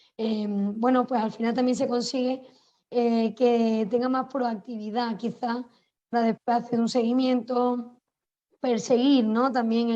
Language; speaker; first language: Spanish; native; Spanish